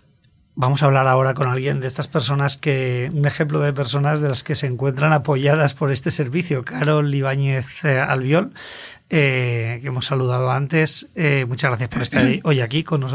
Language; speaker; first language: Spanish; native; Spanish